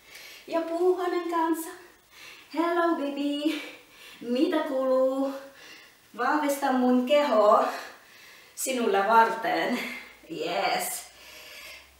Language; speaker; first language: Finnish; non-native, learner; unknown